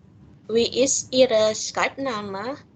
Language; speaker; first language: German; non-native, learner; Indonesian